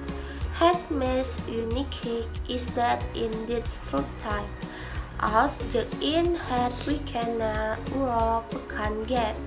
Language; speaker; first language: Dutch; non-native, learner; Indonesian